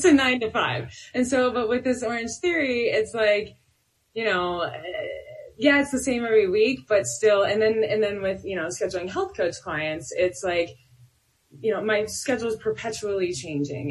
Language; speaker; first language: English; native; English